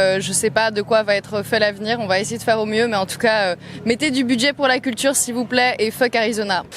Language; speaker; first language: French; native; French